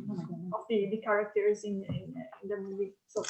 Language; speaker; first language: English; non-native, fluent; Italian